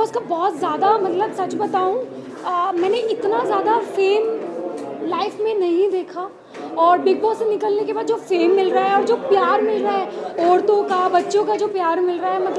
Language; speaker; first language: Hindi; native; Hindi